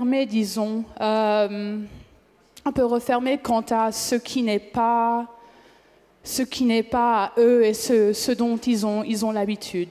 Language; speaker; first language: French; non-native, fluent; English